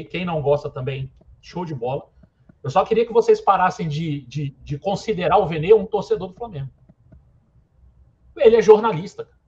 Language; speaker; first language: Portuguese; native; Portuguese